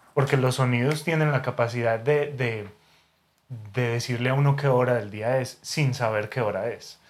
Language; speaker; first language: Spanish; native; Spanish